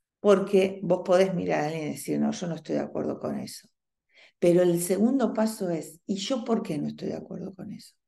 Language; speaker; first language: Spanish; native; Spanish